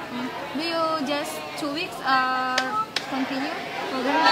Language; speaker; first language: English; non-native, learner; Indonesian